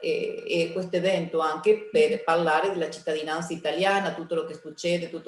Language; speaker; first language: Italian; early bilingual, heritage; Spanish